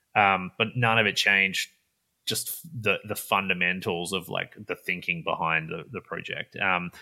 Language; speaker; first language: English; native; English